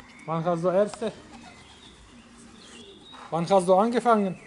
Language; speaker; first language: German; non-native, local second language; Polish